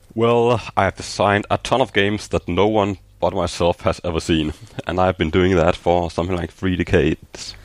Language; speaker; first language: English; non-native, fluent; Danish